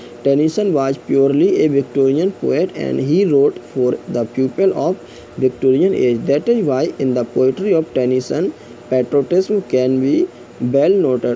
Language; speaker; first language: English; non-native, local second language; Hindi